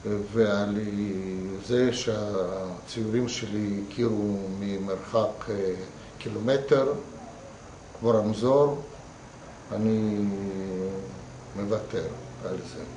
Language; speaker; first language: Hebrew; non-native, fluent; Russian